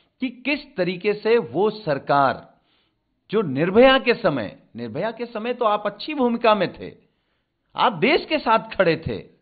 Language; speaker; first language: Hindi; native; Hindi